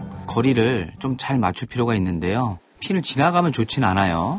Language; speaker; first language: Korean; native; Korean